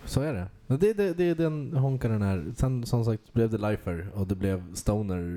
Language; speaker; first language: Swedish; native; Swedish